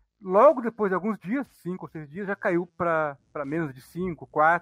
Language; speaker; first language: Portuguese; native; Portuguese